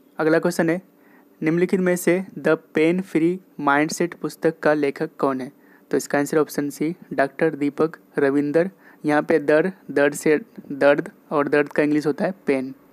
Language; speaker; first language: Hindi; native; Hindi